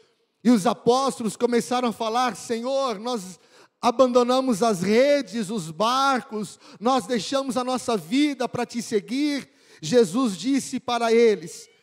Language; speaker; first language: Portuguese; native; Portuguese